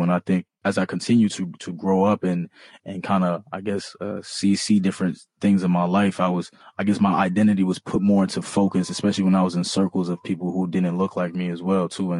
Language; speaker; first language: English; early bilingual, other home language; Bambara